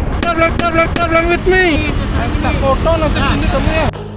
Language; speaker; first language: English; non-native, learner; Korean